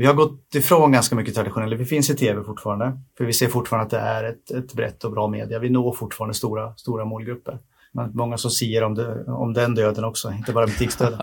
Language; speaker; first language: Swedish; native; Swedish